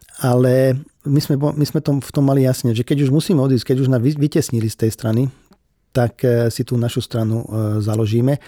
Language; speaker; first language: Slovak; non-native, local second language; Hungarian